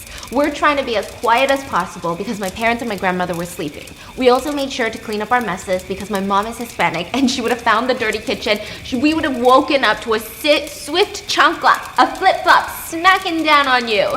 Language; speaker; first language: English; native; English